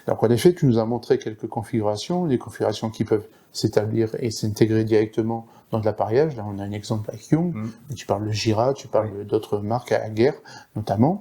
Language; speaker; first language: French; native; French